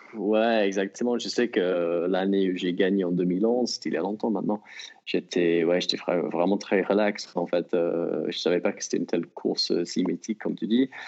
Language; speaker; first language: French; non-native, fluent; English